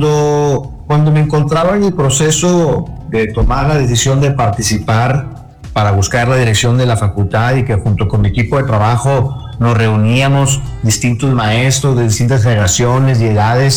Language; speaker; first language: Spanish; native; Spanish